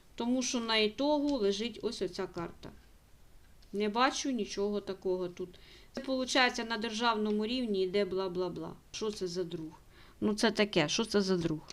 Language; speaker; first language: Ukrainian; native; Ukrainian